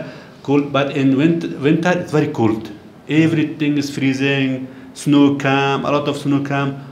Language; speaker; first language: English; non-native, learner; Persian